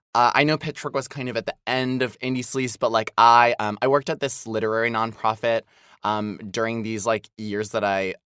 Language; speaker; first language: English; native; English